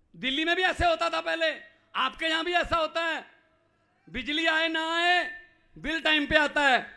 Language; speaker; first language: Hindi; non-native, local second language; Punjabi